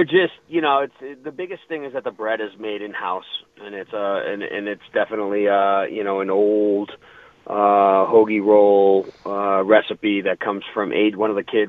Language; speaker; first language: English; native; English